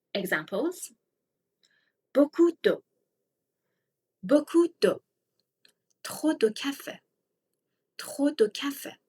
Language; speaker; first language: French; non-native, fluent; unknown